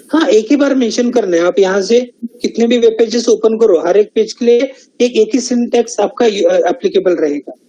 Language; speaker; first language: Hindi; non-native, local second language; Marathi